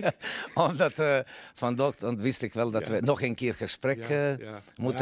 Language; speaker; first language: Dutch; non-native, fluent; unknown